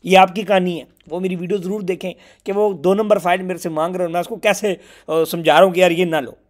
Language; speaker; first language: Urdu; non-native, local second language; Punjabi